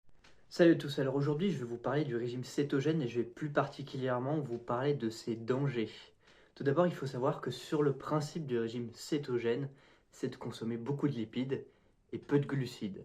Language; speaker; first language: French; native; French